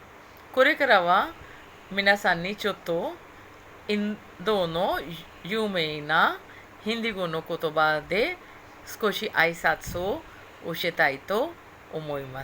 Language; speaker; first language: Japanese; non-native, fluent; Hindi